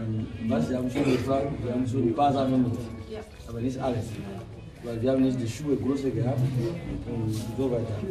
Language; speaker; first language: German; non-native, learner; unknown